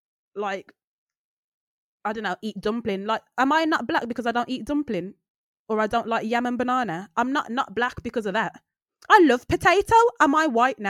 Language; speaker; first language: English; native; English